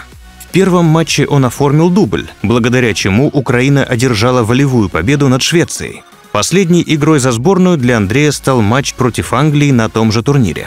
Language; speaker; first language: Russian; native; Russian